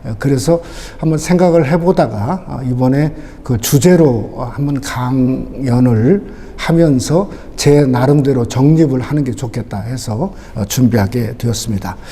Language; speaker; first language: Korean; native; Korean